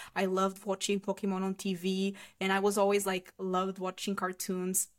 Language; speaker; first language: English; non-native, fluent; Portuguese